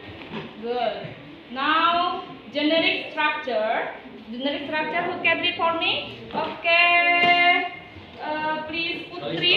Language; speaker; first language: English; non-native, fluent; Indonesian